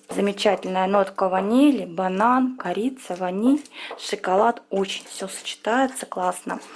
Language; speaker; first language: Russian; native; Russian